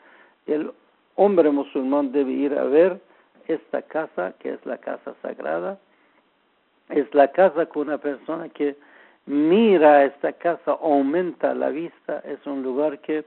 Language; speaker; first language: Spanish; non-native, learner; Persian